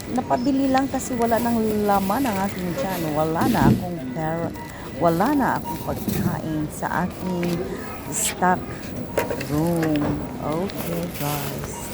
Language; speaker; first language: Filipino; non-native, local second language; Cebuano